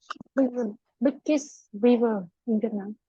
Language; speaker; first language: English; non-native, learner; Vietnamese